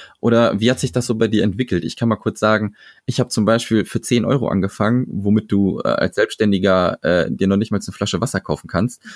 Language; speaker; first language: German; native; German